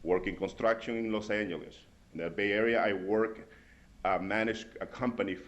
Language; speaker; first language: English; non-native, fluent; Spanish